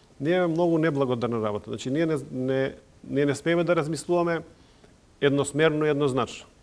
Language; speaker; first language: Macedonian; non-native, local second language; Serbian